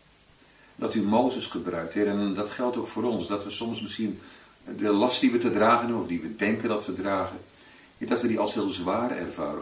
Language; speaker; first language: Dutch; native; Dutch